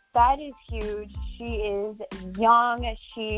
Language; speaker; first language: English; native; English